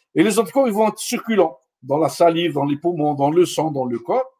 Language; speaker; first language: French; non-native, local second language; Arabic